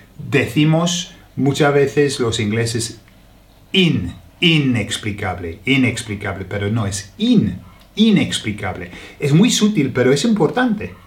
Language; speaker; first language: Spanish; non-native, fluent; English